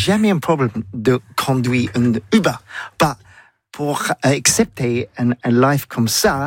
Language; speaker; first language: French; non-native, learner; English